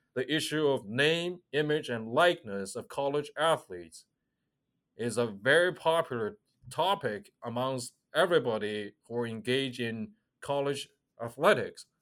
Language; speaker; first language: English; non-native, fluent; Chinese